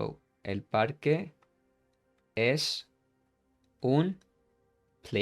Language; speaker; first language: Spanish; non-native, fluent; English